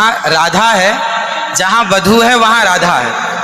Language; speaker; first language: Hindi; native; Hindi